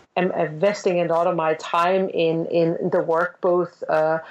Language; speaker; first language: English; non-native, fluent; Danish